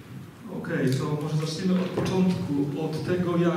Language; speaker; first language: Polish; native; Polish